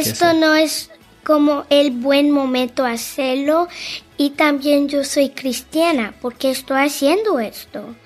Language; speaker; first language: Spanish; early bilingual, heritage; Spanish